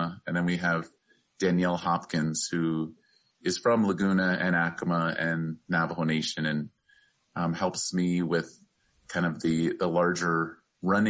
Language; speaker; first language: English; native; English